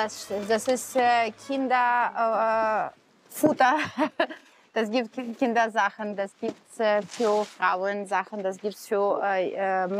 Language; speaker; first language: German; non-native, fluent; Russian